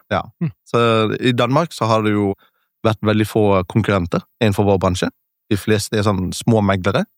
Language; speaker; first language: Norwegian; native; Norwegian